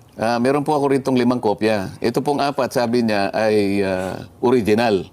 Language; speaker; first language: Filipino; non-native, local second language; Masbatenyo